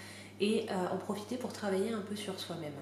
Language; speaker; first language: French; native; French